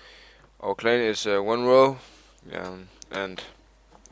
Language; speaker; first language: English; non-native, learner; Danish